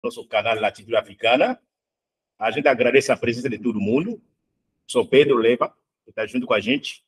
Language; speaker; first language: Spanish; non-native, learner; Portuguese